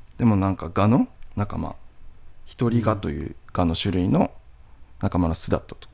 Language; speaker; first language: Japanese; native; Japanese